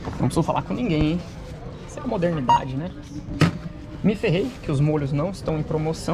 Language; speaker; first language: Portuguese; native; Portuguese